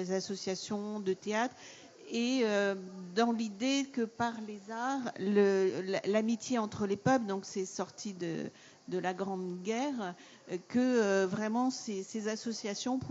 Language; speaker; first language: French; native; French